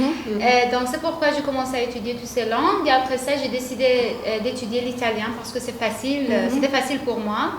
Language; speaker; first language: French; non-native, learner; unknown